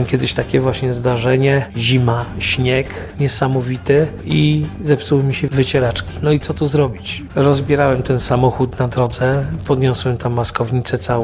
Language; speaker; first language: Polish; native; Polish